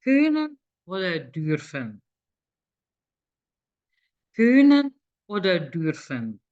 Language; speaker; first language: German; non-native, fluent; Lithuanian